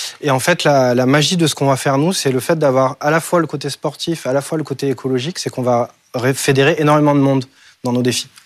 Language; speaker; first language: French; native; French